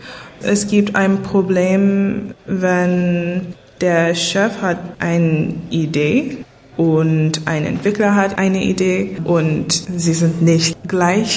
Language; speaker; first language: German; non-native, learner; English